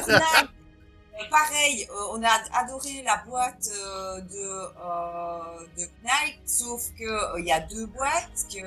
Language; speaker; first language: French; native; French